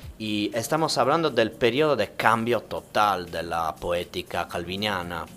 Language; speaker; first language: Spanish; non-native, fluent; Italian